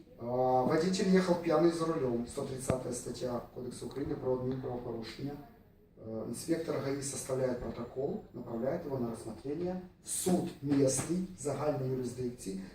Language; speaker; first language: Russian; native; Russian